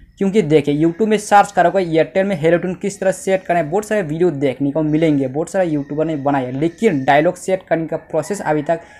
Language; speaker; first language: Hindi; native; Hindi